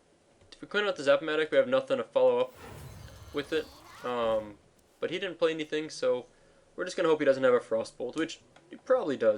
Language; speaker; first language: English; native; English